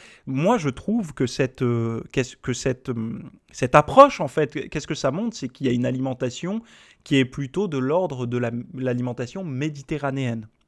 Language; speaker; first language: French; native; French